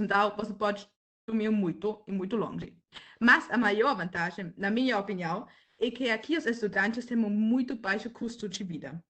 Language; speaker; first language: Portuguese; non-native, fluent; German